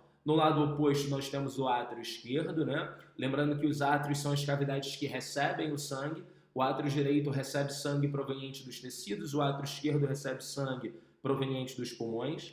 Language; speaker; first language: Portuguese; native; Portuguese